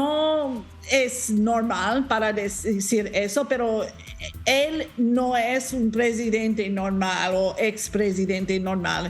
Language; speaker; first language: Spanish; non-native, learner; English